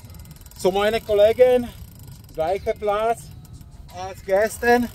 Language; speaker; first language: German; non-native, learner; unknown